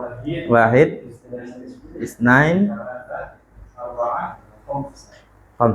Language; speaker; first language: Arabic; non-native, fluent; Indonesian